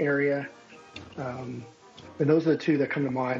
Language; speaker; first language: English; native; English